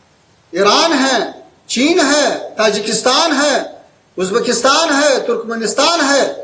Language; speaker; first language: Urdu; non-native, fluent; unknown